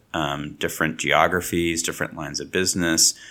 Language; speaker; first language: English; native; English